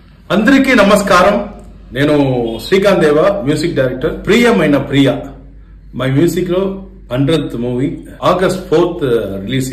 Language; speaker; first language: Telugu; non-native, learner; Tamil